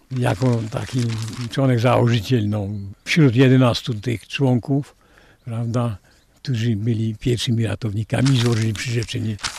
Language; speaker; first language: Polish; native; Polish